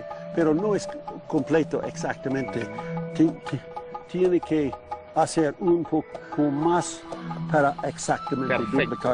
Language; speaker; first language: Spanish; non-native, learner; English